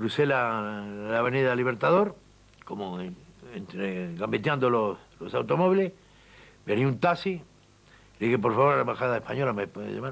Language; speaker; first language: Spanish; native; Spanish